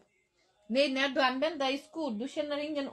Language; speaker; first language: Swedish; non-native, learner; Bangla